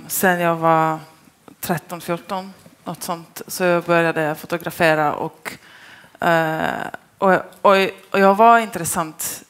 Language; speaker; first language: Swedish; non-native, fluent; Polish